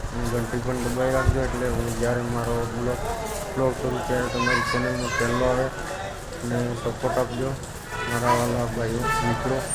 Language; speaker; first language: Gujarati; non-native, local second language; Bhili